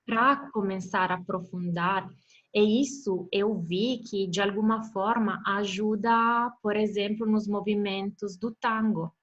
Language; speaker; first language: Portuguese; non-native, fluent; Italian